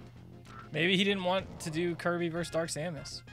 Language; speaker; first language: English; native; English